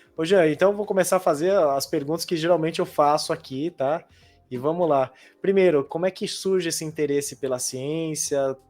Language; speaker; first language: Portuguese; native; Portuguese